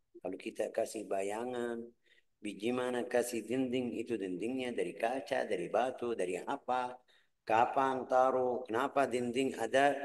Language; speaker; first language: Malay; non-native, fluent; Arabic